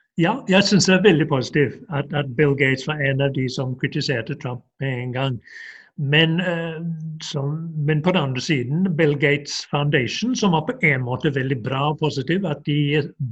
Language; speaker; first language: Norwegian; non-native, fluent; English